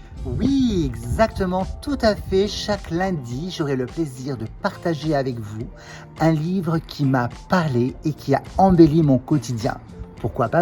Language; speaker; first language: French; native; French